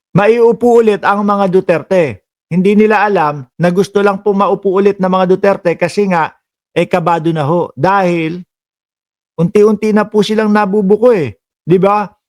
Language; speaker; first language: Filipino; native; Filipino